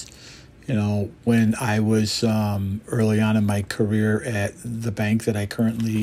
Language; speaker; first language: English; native; English